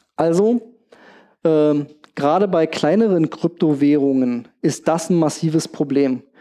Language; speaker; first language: German; native; German